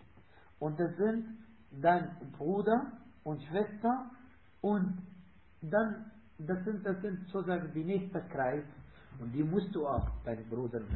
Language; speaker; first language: German; non-native, fluent; Arabic